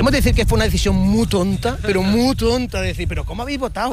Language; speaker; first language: Spanish; native; Spanish